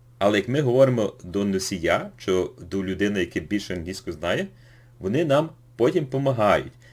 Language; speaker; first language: Ukrainian; early bilingual, heritage; English